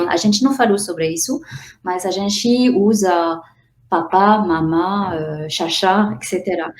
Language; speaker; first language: Portuguese; non-native, fluent; French